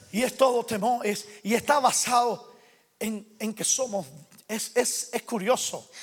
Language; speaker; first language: Spanish; native; Spanish